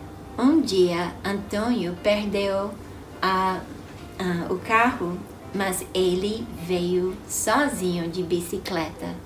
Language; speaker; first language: Portuguese; non-native, fluent; English